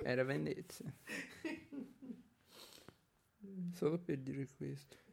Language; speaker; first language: Italian; non-native, learner; Portuguese